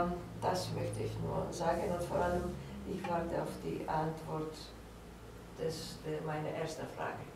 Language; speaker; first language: German; non-native, fluent; Greek